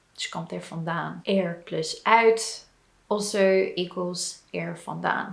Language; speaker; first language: Dutch; non-native, learner; English